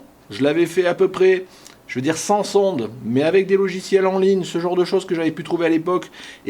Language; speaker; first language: French; native; French